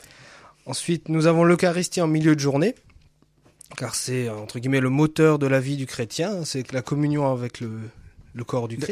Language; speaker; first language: French; native; French